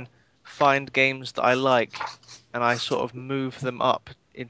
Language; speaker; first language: English; native; English